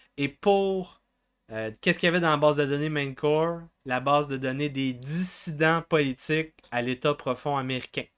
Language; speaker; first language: French; native; French